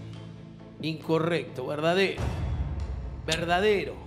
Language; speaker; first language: Spanish; native; Spanish